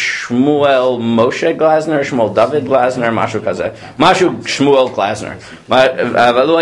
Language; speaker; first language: Hebrew; non-native, fluent; English